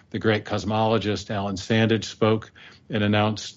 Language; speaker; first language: English; native; English